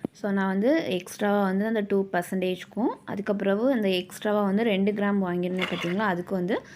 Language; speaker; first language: Tamil; native; Tamil